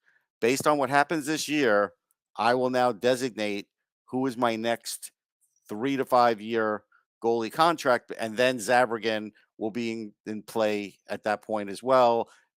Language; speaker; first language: English; native; English